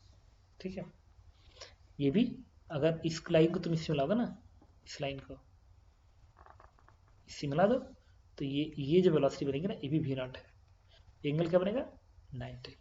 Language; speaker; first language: Hindi; native; Hindi